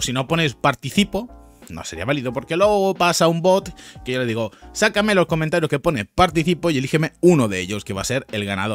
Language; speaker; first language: Spanish; native; Spanish